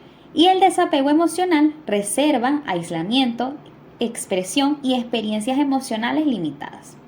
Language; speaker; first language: Spanish; native; Spanish